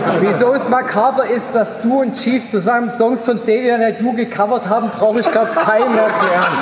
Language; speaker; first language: German; native; German